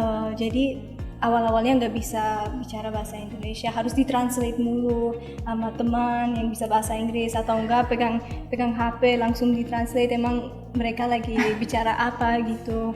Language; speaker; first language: Indonesian; non-native, fluent; Persian